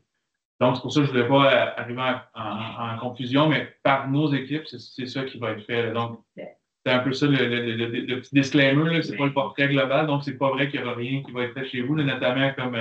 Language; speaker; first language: French; native; French